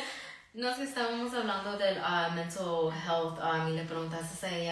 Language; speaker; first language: Spanish; early bilingual, heritage; Spanish